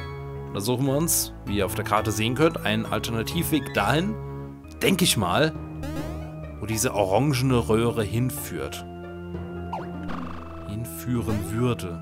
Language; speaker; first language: German; native; German